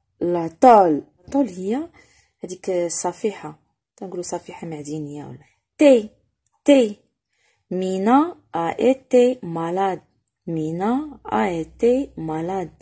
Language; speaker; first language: French; non-native, local second language; Arabic